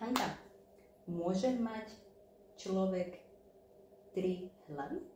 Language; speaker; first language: Slovak; non-native, learner; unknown